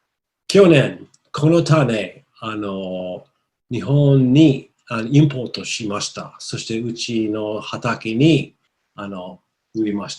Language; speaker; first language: Japanese; non-native, learner; English